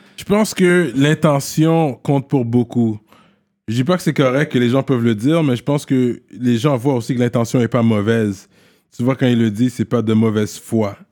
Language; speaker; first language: French; native; French